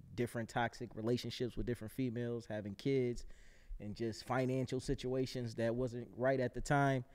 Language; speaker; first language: English; native; English